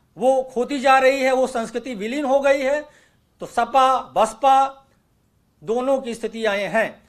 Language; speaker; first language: Hindi; native; Hindi